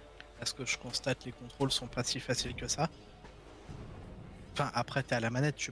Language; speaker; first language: French; native; French